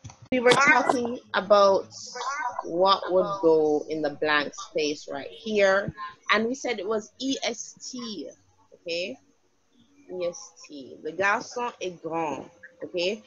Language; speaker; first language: English; native; English